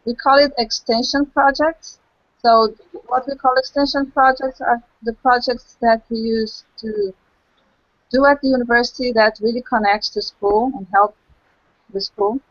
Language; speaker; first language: English; non-native, local second language; Portuguese